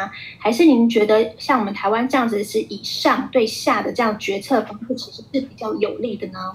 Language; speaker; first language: Chinese; native; Chinese